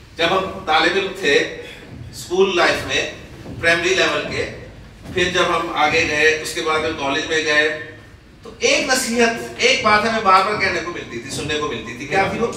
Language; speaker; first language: Urdu; native; Urdu